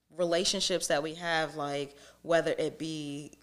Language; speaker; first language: English; native; English